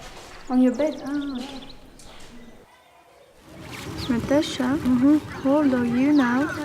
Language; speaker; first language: English; non-native, learner; French